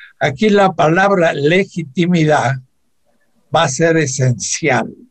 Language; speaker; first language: Spanish; native; Spanish